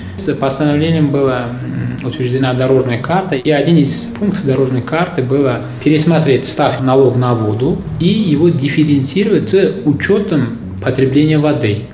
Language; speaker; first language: Russian; non-native, local second language; Uzbek